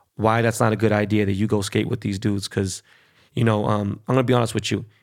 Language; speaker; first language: English; early bilingual, other home language; Spanish